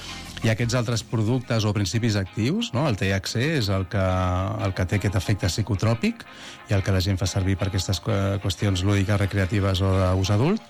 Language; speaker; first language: Catalan; native; Catalan